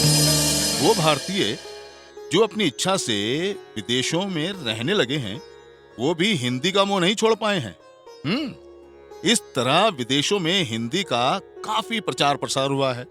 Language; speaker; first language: Hindi; native; Hindi